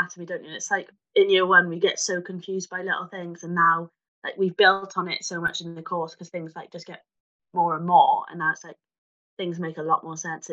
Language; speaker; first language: English; native; English